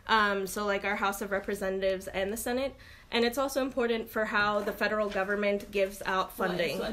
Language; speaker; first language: English; early bilingual, other home language; Arabic